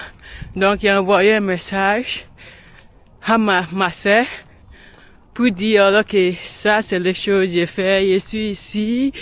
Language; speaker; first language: French; non-native, learner; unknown